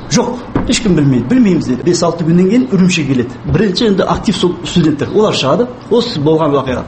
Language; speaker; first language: Kazakh; non-native, local second language; Uyghur